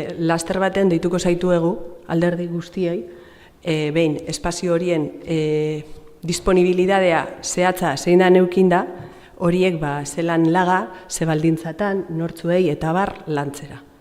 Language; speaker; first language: Basque; native; Basque